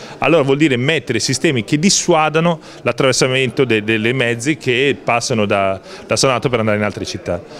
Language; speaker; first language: Italian; native; Italian